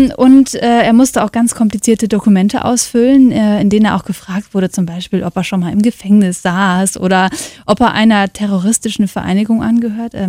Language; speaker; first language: German; native; German